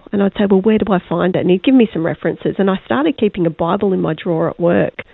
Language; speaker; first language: English; native; English